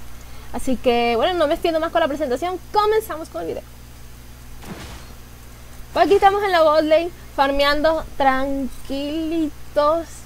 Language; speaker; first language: Spanish; native; Spanish